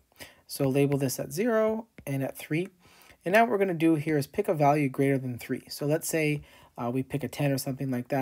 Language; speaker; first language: English; native; English